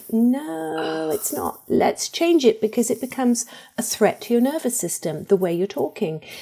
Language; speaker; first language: English; native; English